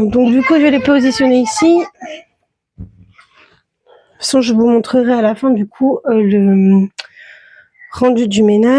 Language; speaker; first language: French; native; French